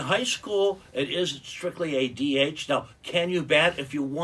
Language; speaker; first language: English; native; English